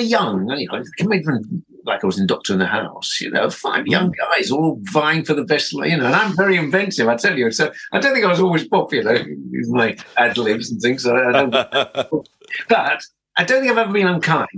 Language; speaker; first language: English; native; English